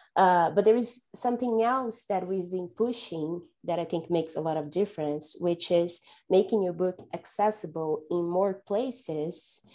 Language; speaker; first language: English; non-native, fluent; Portuguese